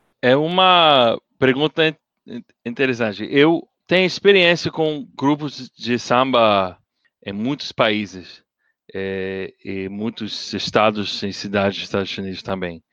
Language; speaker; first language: Portuguese; non-native, learner; English